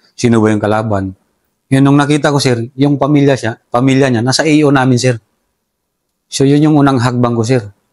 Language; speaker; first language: Filipino; non-native, local second language; Cebuano